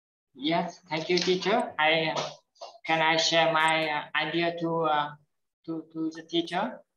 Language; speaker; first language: English; non-native, learner; Vietnamese